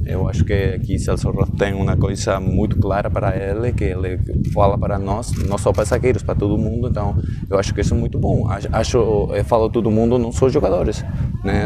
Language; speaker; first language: Portuguese; non-native, learner; Spanish